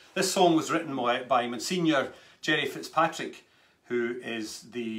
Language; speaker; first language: English; native; English